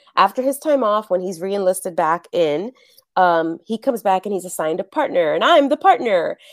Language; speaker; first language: English; early bilingual, other home language; Spanish